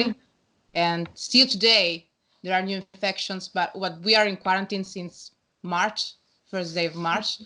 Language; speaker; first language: English; non-native, learner; Italian